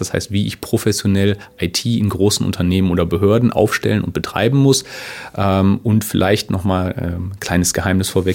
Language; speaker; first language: German; native; German